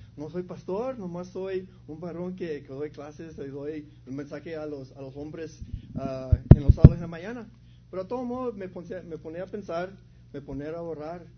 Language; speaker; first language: Spanish; early bilingual, heritage; Spanish